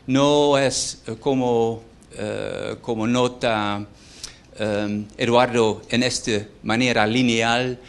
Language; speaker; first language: Spanish; non-native, fluent; Dutch